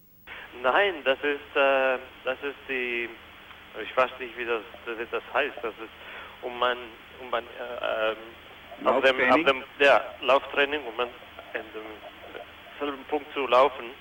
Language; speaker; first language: German; non-native, fluent; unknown